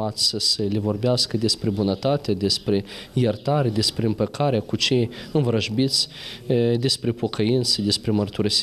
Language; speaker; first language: Romanian; native; Romanian